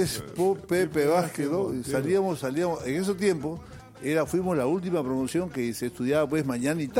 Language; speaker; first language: Spanish; native; Spanish